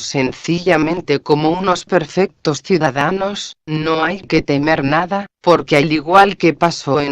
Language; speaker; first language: Spanish; native; Spanish